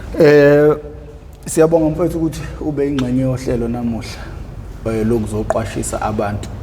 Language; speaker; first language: Zulu; native; Zulu